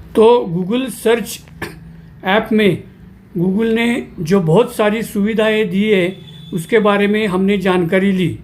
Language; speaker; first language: Hindi; non-native, local second language; Marathi